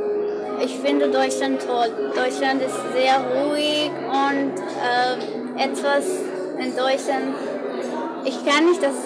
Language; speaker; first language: German; non-native, learner; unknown